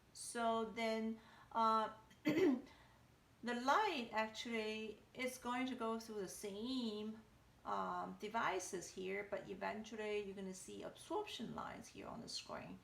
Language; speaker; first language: English; non-native, fluent; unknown